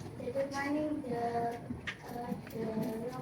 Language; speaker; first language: English; non-native, learner; Indonesian